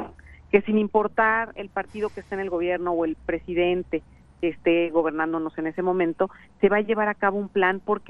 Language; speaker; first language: Spanish; native; Spanish